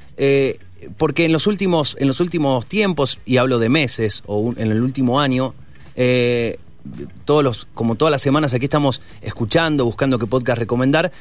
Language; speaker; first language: Spanish; native; Spanish